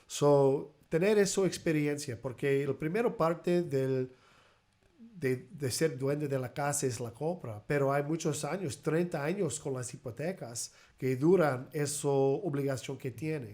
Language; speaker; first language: Spanish; early bilingual, heritage; Spanish